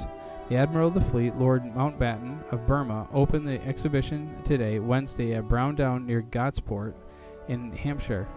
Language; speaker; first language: English; native; English